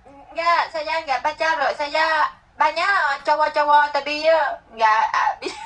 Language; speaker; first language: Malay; non-native, learner; Vietnamese